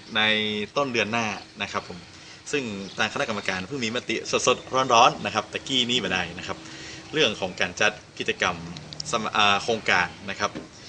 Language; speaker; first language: Thai; native; Thai